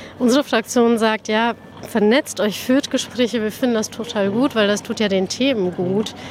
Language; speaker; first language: German; early bilingual, other home language; Persian